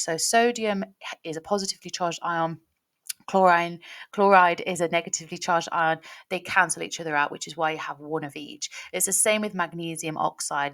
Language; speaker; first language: English; native; English